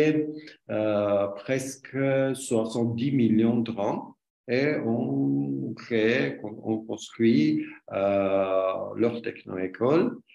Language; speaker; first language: French; non-native, learner; Armenian